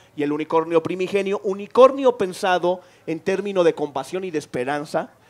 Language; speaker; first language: Spanish; native; Spanish